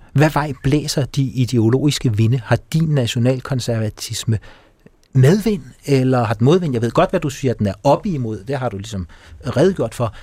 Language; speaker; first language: Danish; native; Danish